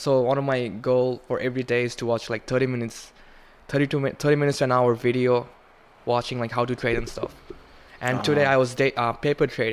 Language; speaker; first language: English; non-native, local second language; Bangla